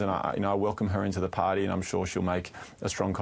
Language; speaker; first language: English; native; English